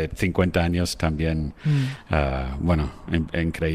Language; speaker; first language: Spanish; non-native, fluent; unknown